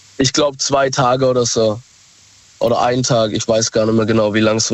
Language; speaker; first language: German; native; German